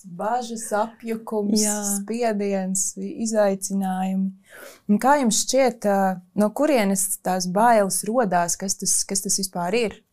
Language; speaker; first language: Latvian; native; Latvian